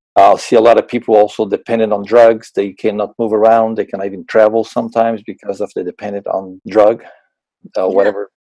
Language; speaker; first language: English; non-native, fluent; Portuguese